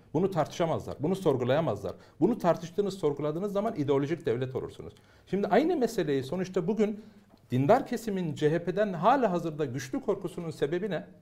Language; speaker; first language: Turkish; early bilingual, heritage; Turkish